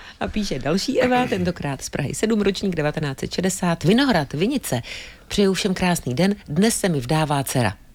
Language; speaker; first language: Czech; native; Czech